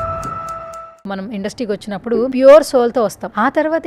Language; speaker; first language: Telugu; native; Telugu